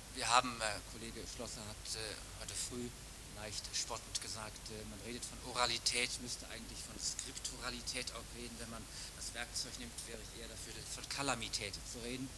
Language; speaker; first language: German; native; German